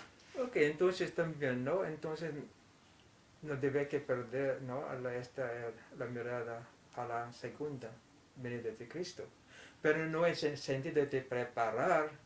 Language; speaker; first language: Spanish; non-native, fluent; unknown